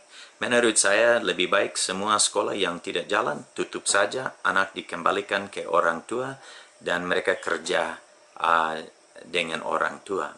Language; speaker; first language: Indonesian; non-native, fluent; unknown